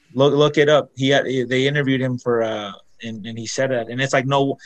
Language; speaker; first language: English; early bilingual, other home language; Spanish